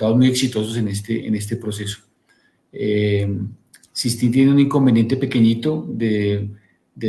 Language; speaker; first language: Spanish; native; Spanish